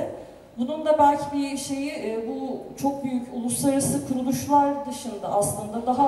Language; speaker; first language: Turkish; native; Turkish